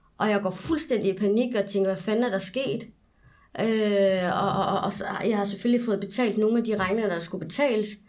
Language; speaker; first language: Danish; early bilingual, other home language; Arabic